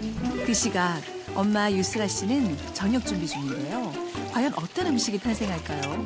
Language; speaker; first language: Korean; native; Korean